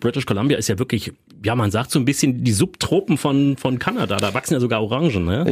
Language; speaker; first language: German; native; German